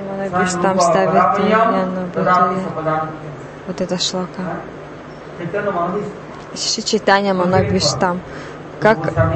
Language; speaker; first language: Russian; non-native, learner; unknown